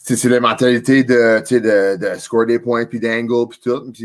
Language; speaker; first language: French; native; French